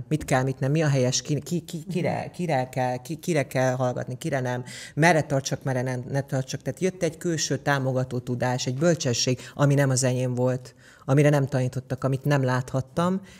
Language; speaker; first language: Hungarian; native; Hungarian